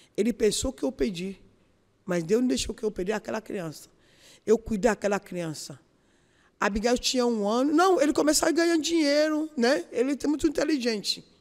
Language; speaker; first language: Portuguese; non-native, learner; Yoruba